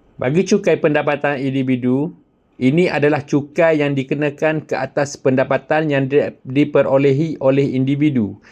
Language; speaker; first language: Malay; native; Malay